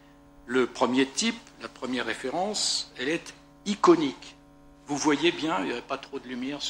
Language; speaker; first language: French; native; French